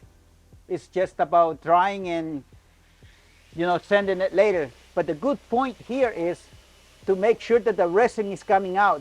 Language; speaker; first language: English; non-native, fluent; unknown